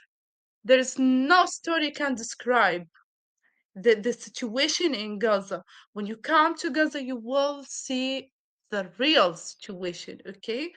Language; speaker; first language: English; non-native, learner; Arabic